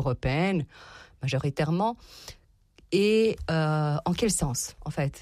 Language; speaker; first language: French; non-native, fluent; Serbian